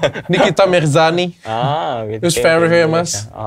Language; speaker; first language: English; non-native, learner; Indonesian